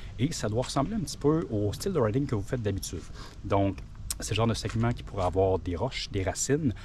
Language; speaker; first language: French; native; French